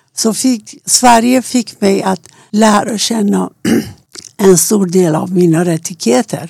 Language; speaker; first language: Swedish; non-native, fluent; Persian